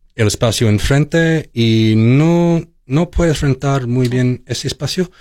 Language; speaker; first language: Spanish; non-native, fluent; English